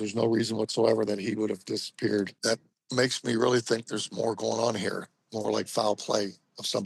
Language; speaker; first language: English; native; English